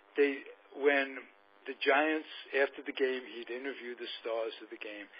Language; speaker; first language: English; native; English